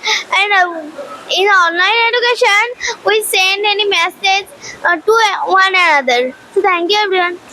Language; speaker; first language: English; non-native, learner; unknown